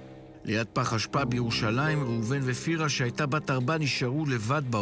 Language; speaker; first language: Hebrew; native; Hebrew